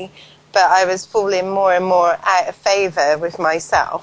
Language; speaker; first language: English; native; English